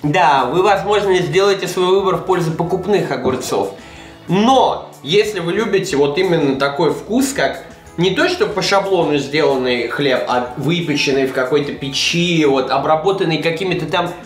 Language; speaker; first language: Russian; native; Russian